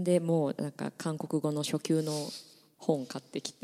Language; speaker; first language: Japanese; native; Japanese